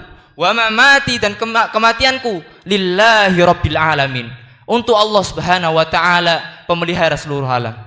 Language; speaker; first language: Indonesian; native; Indonesian